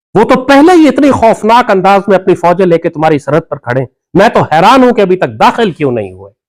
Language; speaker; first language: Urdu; native; Urdu